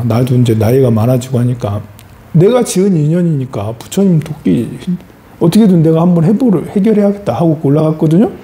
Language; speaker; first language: Korean; native; Korean